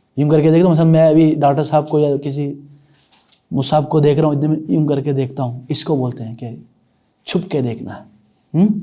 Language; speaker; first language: Urdu; non-native, local second language; Punjabi